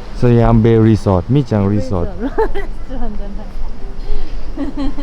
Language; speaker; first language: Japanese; non-native, learner; Thai